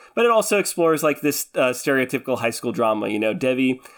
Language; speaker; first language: English; early bilingual, other home language; Filipino